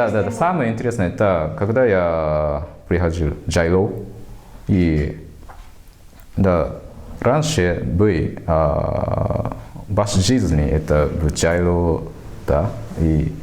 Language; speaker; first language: Russian; non-native, learner; Japanese